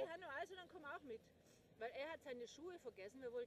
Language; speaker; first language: German; native; German